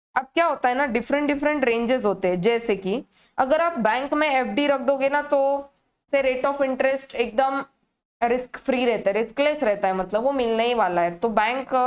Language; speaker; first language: Hindi; native; Hindi